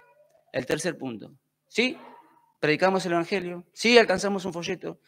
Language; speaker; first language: Spanish; native; Spanish